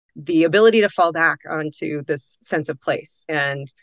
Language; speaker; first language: English; native; English